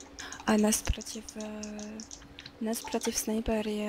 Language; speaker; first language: Russian; non-native, learner; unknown